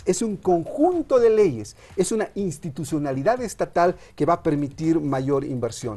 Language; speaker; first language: Spanish; native; Spanish